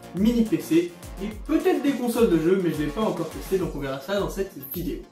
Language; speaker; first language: French; native; French